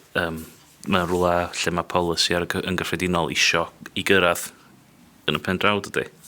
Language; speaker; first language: Welsh; native; Welsh